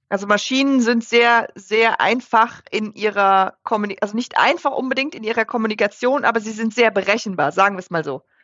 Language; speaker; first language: German; native; German